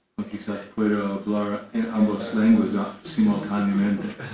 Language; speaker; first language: Spanish; non-native, learner; English